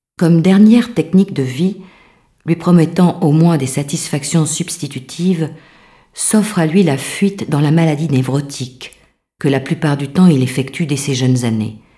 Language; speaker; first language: French; native; French